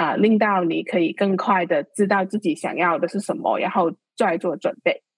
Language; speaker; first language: Chinese; non-native, local second language; Cantonese